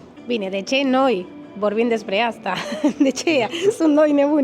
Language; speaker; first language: Romanian; non-native, learner; Spanish